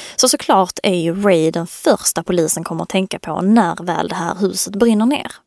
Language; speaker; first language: Swedish; native; Swedish